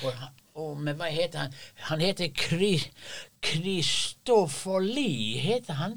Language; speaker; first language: Swedish; native; Swedish